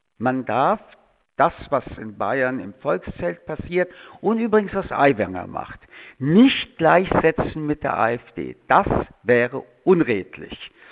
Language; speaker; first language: German; early bilingual, other home language; French